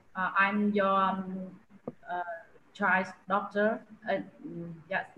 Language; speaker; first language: English; non-native, learner; Vietnamese